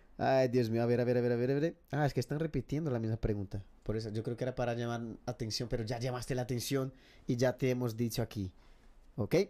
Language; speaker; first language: Spanish; non-native, fluent; Portuguese